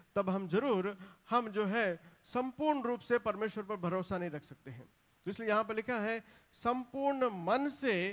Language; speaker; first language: Hindi; non-native, local second language; Telugu